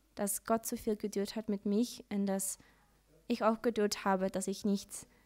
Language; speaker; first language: German; non-native, learner; Dutch